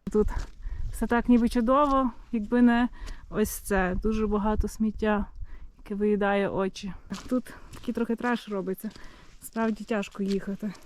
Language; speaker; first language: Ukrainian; native; Ukrainian